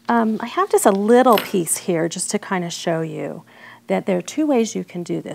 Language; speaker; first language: English; native; English